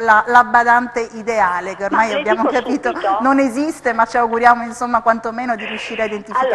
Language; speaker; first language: Italian; native; Italian